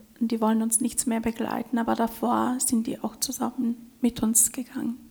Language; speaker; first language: German; non-native, fluent; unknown